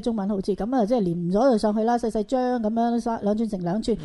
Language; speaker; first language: Cantonese; native; Cantonese